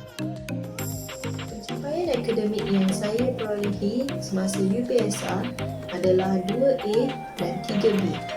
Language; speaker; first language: Malay; non-native, local second language; Iban